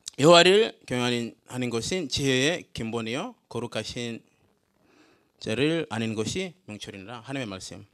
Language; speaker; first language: Korean; non-native, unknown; Swahili